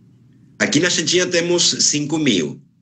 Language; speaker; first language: Portuguese; non-native, fluent; Spanish